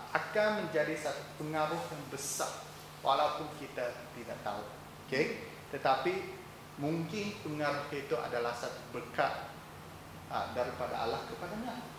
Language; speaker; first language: Malay; non-native, local second language; Chinese